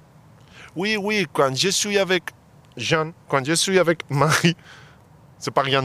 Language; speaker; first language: French; non-native, fluent; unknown